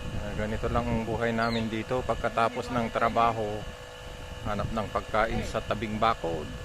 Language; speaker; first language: Filipino; non-native, local second language; Pangasinan